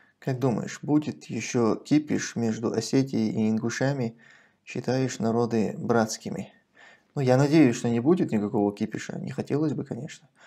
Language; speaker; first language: Russian; non-native, local second language; Chechen